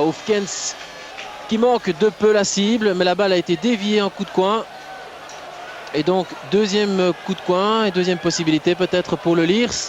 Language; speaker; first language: French; native; French